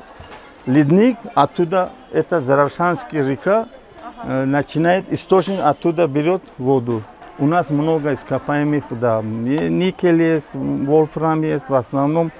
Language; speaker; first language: Russian; non-native, local second language; Tajik